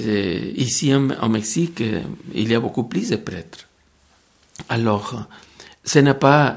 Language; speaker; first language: French; non-native, fluent; Spanish